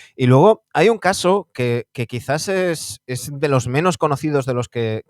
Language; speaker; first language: Spanish; native; Spanish